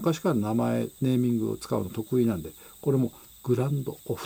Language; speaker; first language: Japanese; native; Japanese